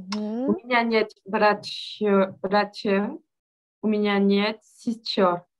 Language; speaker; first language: Russian; non-native, learner; French